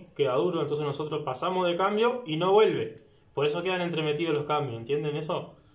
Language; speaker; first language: Spanish; native; Spanish